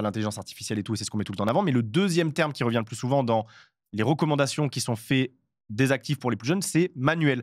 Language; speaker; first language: French; native; French